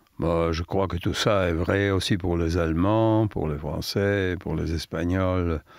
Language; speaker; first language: French; non-native, fluent; Italian